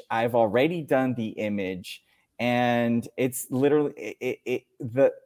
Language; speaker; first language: English; non-native, fluent; Spanish